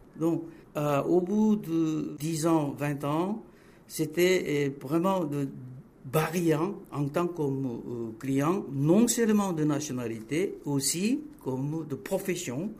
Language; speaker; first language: French; non-native, fluent; Korean